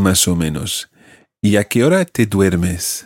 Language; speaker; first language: Spanish; non-native, fluent; English